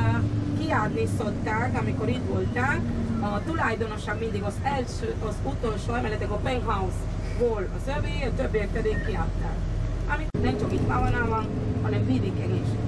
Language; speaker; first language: Hungarian; non-native, fluent; Spanish